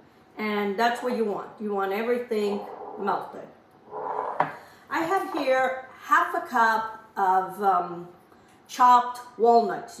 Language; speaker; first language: English; non-native, fluent; Portuguese